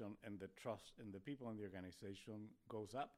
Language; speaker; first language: English; non-native, fluent; Spanish